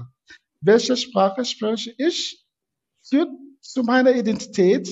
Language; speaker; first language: German; non-native, fluent; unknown